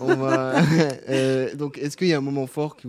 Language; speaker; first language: French; native; French